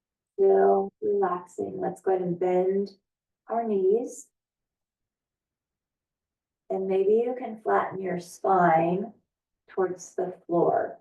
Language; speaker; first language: English; native; English